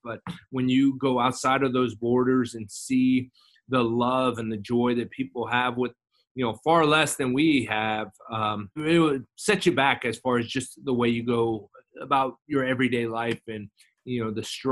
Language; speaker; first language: English; native; English